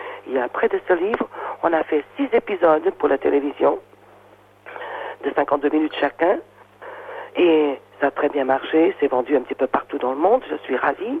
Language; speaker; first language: French; non-native, fluent; Portuguese